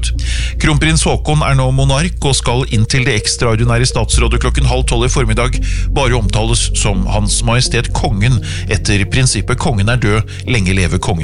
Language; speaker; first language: Norwegian; native; Norwegian